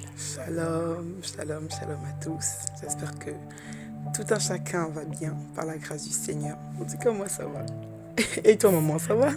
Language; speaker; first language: French; early bilingual, other home language; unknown